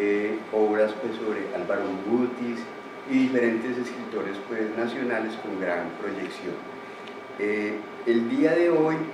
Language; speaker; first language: Spanish; native; Spanish